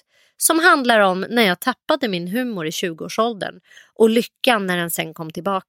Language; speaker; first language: Swedish; native; Swedish